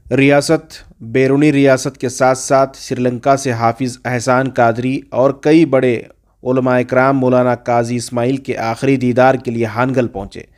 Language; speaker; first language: Urdu; native; Urdu